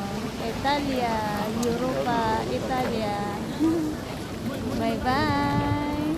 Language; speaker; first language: English; non-native, learner; Filipino